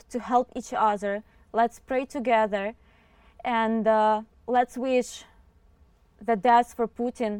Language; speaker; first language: English; non-native, fluent; Ukrainian